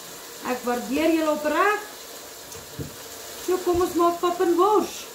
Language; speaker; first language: Afrikaans; native; Afrikaans